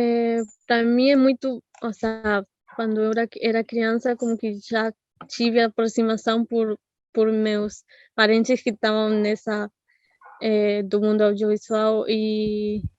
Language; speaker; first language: Portuguese; non-native, fluent; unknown